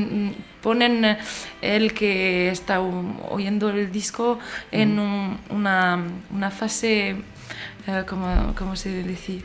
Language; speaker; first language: Spanish; non-native, fluent; French